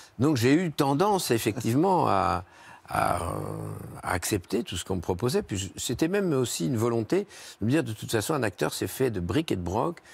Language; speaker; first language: French; native; French